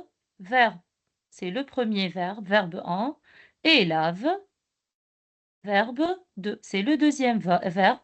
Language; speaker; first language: French; non-native, local second language; Arabic